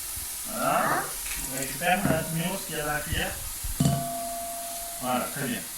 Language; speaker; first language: French; native; French